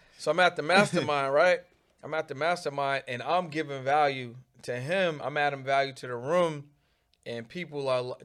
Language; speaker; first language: English; native; English